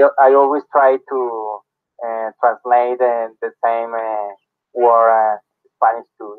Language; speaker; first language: English; non-native, learner; Spanish